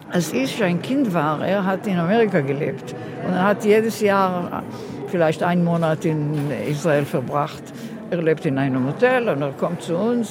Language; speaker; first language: German; non-native, learner; Hebrew